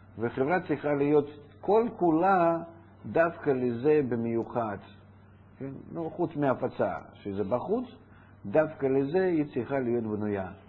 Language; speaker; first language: Hebrew; non-native, fluent; Russian